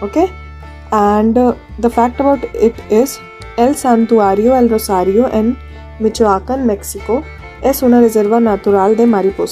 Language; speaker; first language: Spanish; non-native, learner; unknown